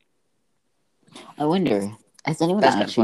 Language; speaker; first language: English; native; English